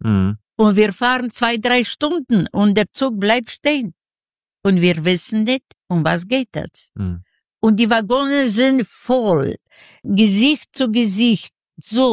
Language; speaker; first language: German; non-native, learner; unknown